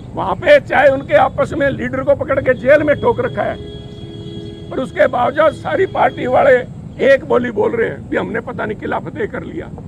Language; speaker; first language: Hindi; non-native, local second language; Punjabi